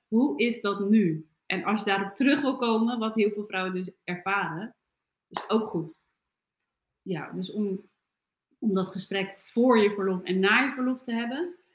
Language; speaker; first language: Dutch; native; Dutch